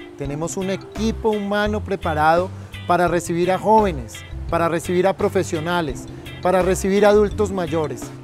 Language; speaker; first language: Spanish; native; Spanish